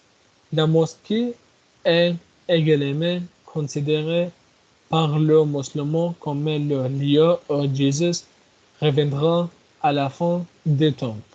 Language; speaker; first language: French; non-native, learner; Arabic